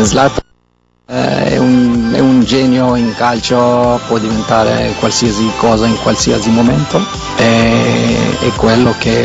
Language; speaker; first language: Italian; non-native, learner; Swedish